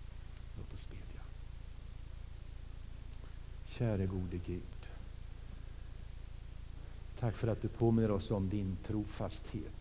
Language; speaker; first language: Swedish; native; Swedish